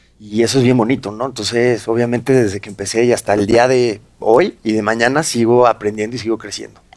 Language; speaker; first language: Spanish; native; Spanish